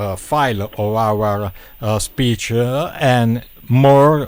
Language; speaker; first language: English; non-native, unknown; Italian